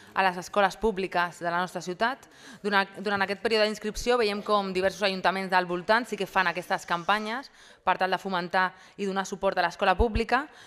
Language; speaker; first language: Catalan; non-native, local second language; Spanish